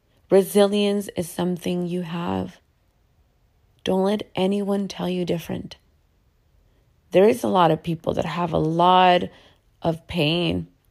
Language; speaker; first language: English; early bilingual, other home language; Spanish